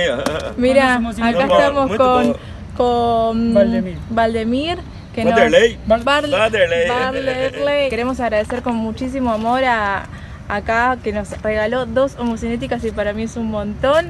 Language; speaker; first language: Spanish; native; Spanish